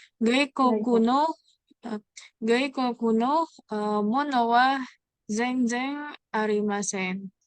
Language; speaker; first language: Japanese; non-native, learner; Indonesian